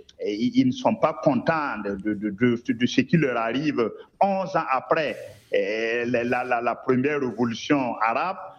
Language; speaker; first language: French; non-native, local second language; Mossi